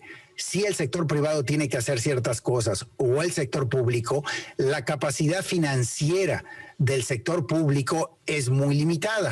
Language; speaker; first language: Spanish; native; Spanish